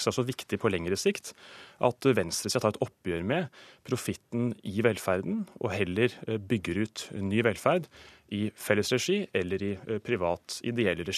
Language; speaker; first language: Norwegian; native; Norwegian